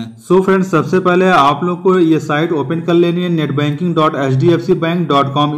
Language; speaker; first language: Hindi; native; Hindi